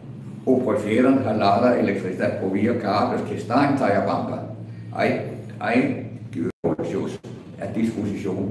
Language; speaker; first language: Spanish; non-native, fluent; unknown